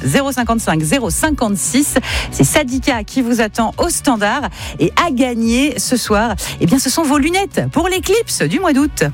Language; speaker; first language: French; native; French